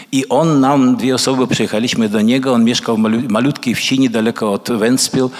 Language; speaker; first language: Polish; early bilingual, other home language; Russian